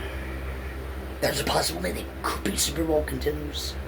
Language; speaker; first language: English; native; English